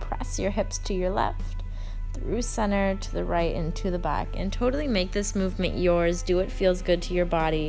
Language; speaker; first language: English; native; English